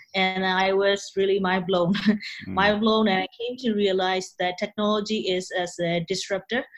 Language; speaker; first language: English; non-native, fluent; Burmese